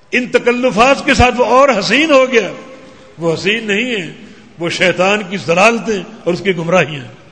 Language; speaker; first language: Urdu; native; Urdu